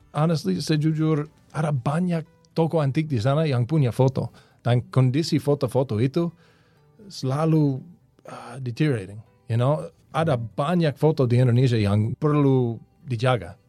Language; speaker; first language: Indonesian; non-native, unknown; English